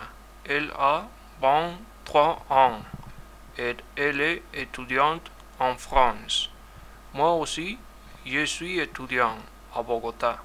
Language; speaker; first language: French; non-native, learner; Spanish